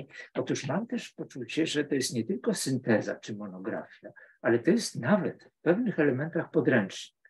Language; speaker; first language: Polish; native; Polish